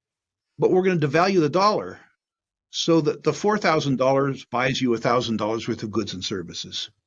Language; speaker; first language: English; native; English